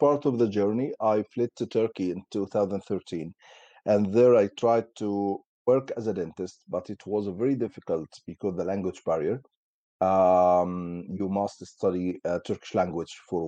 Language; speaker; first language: English; non-native, fluent; Arabic